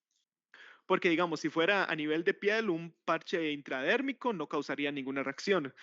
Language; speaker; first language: Spanish; native; Spanish